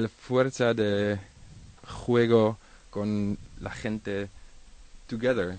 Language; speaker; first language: Spanish; non-native, learner; Dutch